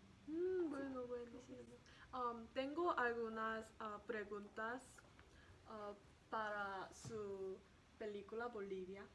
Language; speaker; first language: Spanish; non-native, learner; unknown